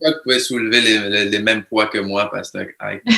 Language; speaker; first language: French; native; French